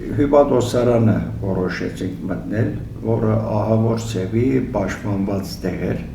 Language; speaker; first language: Armenian; early bilingual, heritage; Armenian